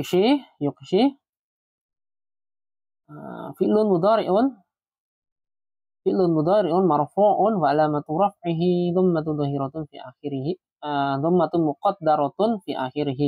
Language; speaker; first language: Arabic; non-native, fluent; Indonesian